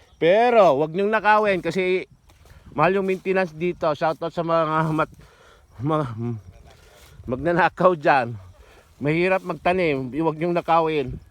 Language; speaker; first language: Filipino; non-native, local second language; Cebuano